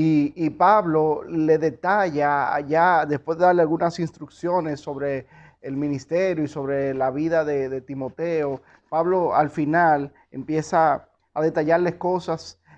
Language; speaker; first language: Spanish; native; Spanish